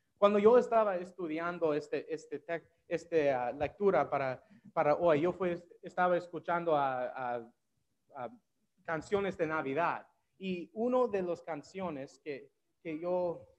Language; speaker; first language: Spanish; non-native, learner; English